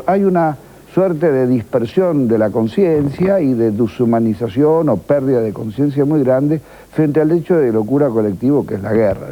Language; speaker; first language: Spanish; native; Spanish